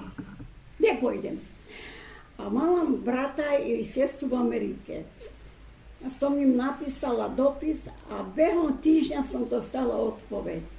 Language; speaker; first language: Slovak; early bilingual, heritage; Slovak